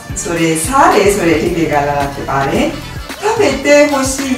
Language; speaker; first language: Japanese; non-native, fluent; Burmese